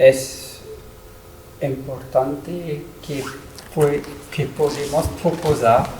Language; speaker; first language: Spanish; non-native, learner; French